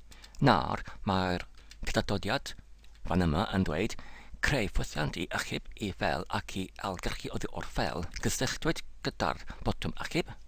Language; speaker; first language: Welsh; non-native, learner; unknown